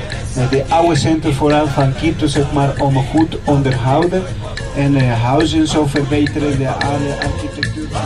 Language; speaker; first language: Dutch; non-native, fluent; Spanish